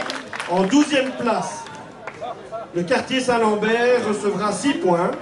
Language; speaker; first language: French; native; French